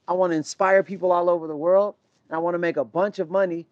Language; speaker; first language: English; native; English